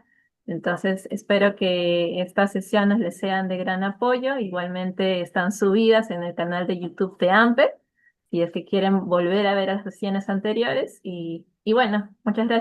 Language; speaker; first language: Spanish; native; Spanish